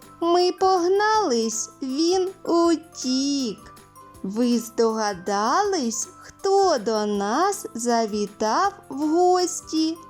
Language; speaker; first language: Ukrainian; native; Ukrainian